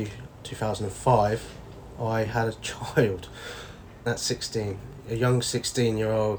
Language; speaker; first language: English; native; English